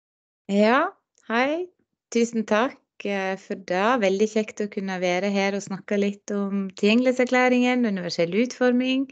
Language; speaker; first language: Norwegian; native; Norwegian